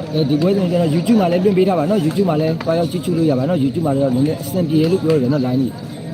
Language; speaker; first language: Burmese; native; Burmese